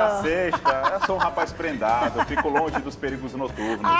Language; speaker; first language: Portuguese; native; Portuguese